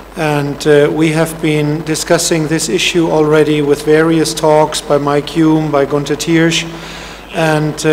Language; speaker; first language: English; non-native, fluent; German